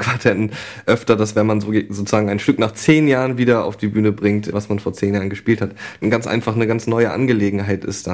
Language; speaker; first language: German; native; German